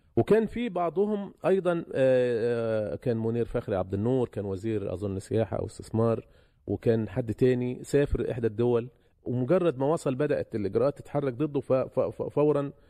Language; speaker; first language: Arabic; native; Arabic